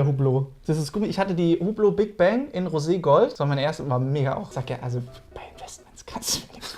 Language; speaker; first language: German; native; German